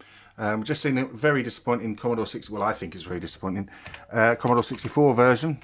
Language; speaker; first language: English; native; English